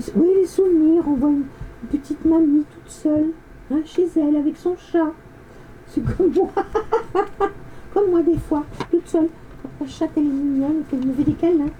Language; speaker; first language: French; native; French